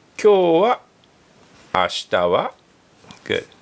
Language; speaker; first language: Japanese; non-native, fluent; English